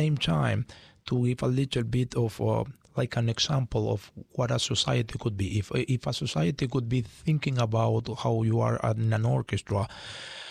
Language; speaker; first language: English; non-native, fluent; Spanish